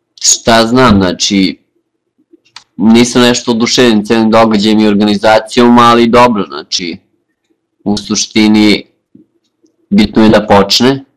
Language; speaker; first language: Serbian; native; Serbian